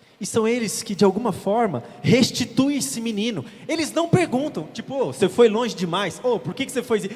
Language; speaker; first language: Portuguese; native; Portuguese